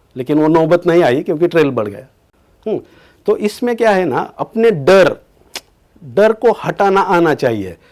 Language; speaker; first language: Hindi; non-native, local second language; Marathi